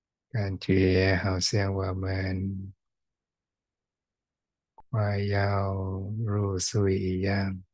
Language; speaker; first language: Chinese; non-native, fluent; Thai